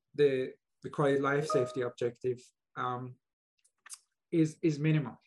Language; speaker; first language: English; non-native, fluent; Persian